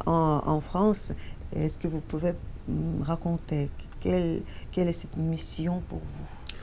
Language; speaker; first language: French; non-native, fluent; Russian